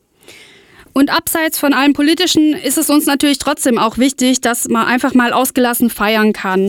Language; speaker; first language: German; native; German